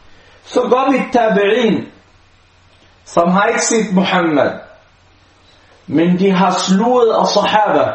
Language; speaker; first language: Danish; non-native, local second language; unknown